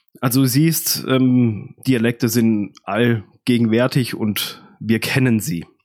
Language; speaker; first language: German; native; German